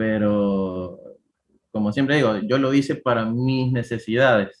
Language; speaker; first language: Spanish; native; Spanish